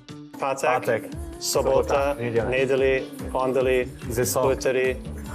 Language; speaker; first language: Czech; non-native, learner; English